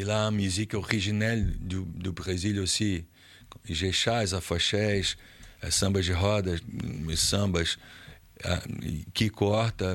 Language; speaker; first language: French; non-native, learner; Portuguese